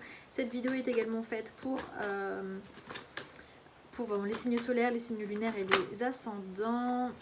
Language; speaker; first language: French; native; French